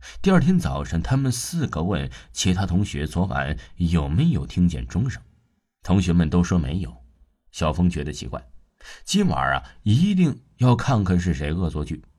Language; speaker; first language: Chinese; non-native, local second language; Cantonese